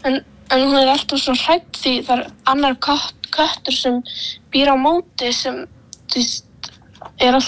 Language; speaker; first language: Icelandic; early bilingual, other home language; Polish